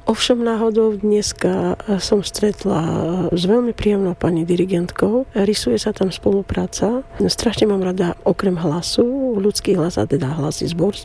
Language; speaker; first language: Slovak; non-native, fluent; Armenian